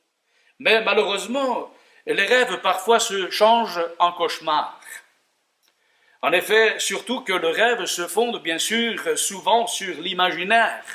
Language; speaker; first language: French; native; French